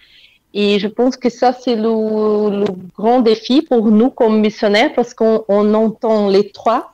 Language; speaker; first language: French; non-native, fluent; Portuguese